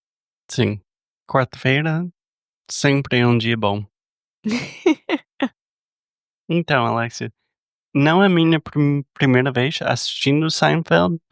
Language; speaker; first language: Portuguese; non-native, fluent; English